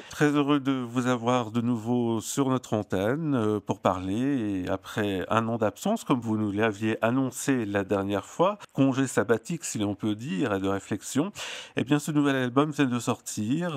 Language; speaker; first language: French; native; French